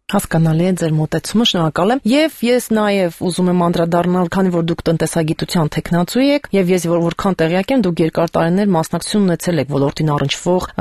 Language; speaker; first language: Armenian; native; Armenian